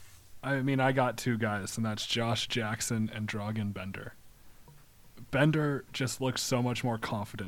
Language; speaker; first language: English; native; English